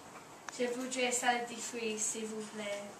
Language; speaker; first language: French; non-native, learner; English